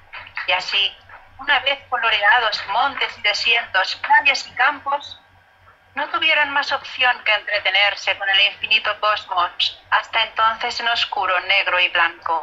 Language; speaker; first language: Spanish; native; Spanish